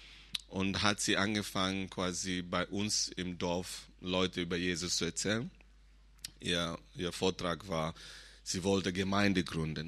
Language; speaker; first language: German; non-native, fluent; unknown